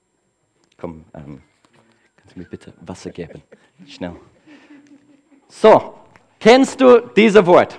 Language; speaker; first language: German; non-native, learner; English